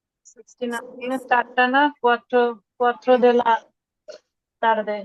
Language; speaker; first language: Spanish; non-native, fluent; Bangla